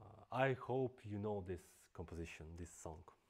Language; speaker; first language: English; non-native, fluent; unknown